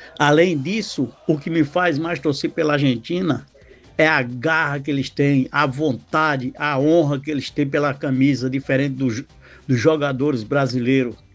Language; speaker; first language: Portuguese; native; Portuguese